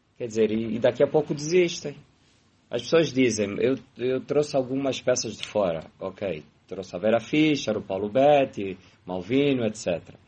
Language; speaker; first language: Portuguese; native; Portuguese